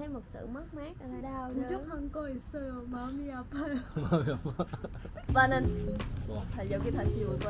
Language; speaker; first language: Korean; non-native, learner; Vietnamese